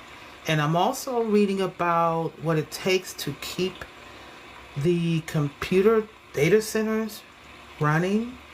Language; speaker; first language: English; native; English